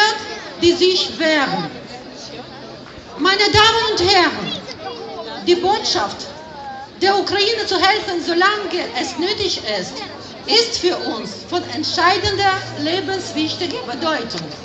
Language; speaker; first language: German; non-native, fluent; Ukrainian